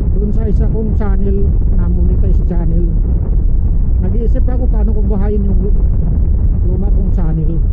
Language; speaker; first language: Filipino; non-native, local second language; Cebuano